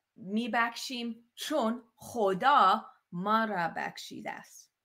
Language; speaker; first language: Persian; non-native, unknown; English